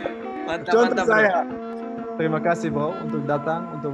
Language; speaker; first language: Indonesian; non-native, learner; Dutch